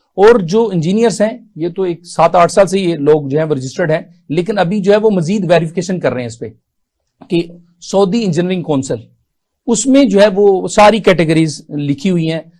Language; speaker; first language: Urdu; non-native, local second language; Punjabi